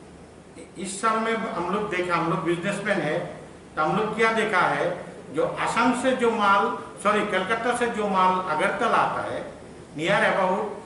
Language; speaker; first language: Hindi; non-native, local second language; Bangla